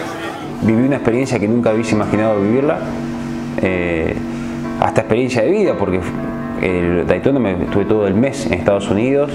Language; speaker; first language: Spanish; native; Spanish